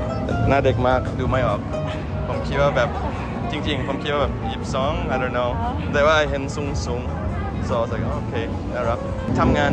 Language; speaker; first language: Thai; non-native, fluent; English